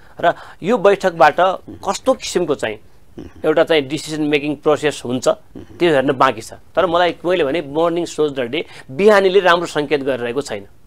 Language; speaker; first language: Nepali; native; Nepali